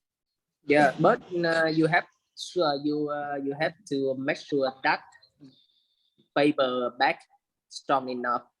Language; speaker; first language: English; non-native, learner; Vietnamese